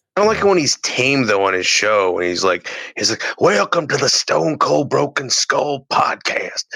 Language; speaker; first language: English; early bilingual, other home language; Italian